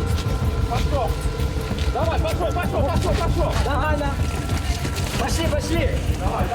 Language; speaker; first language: Russian; native; Russian